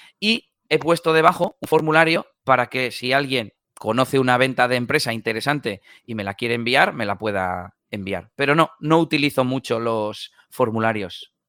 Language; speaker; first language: Spanish; native; Spanish